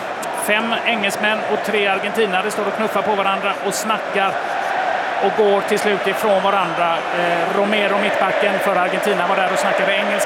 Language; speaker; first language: Swedish; native; Swedish